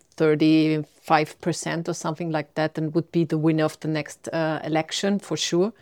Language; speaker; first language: English; non-native, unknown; German